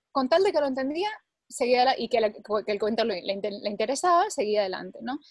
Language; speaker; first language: Spanish; early bilingual, other home language; English